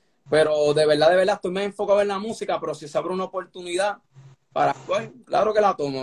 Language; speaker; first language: Spanish; native; Spanish